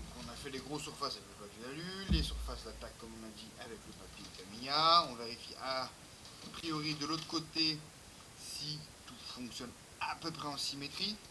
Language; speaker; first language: French; native; French